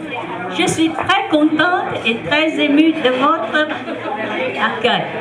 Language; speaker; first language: French; non-native, fluent; Vietnamese